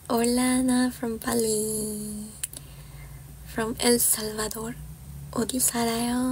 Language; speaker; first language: Korean; non-native, learner; Georgian